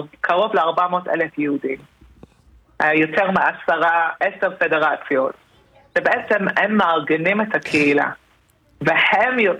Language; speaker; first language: Hebrew; non-native, fluent; English